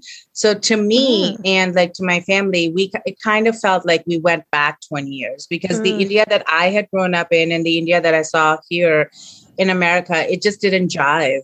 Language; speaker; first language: English; non-native, local second language; Hindi